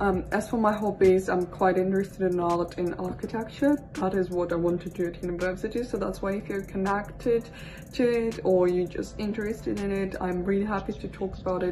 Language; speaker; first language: English; non-native, fluent; Russian